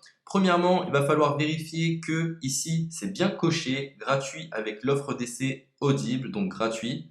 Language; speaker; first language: French; native; French